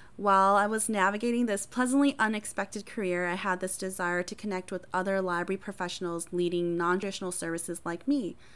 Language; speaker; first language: English; early bilingual, other home language; Hmong